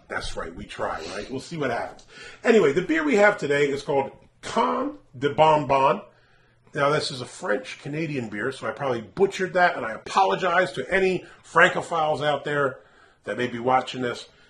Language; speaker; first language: English; native; English